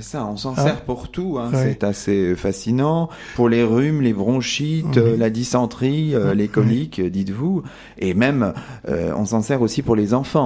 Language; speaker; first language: French; native; French